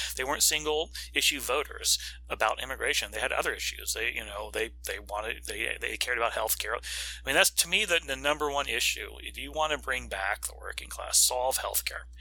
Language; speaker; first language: English; native; English